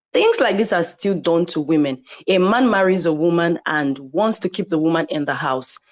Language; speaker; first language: English; non-native, local second language; Igbo